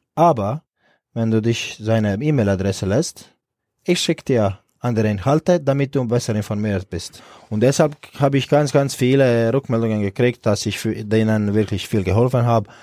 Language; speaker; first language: German; non-native, fluent; Croatian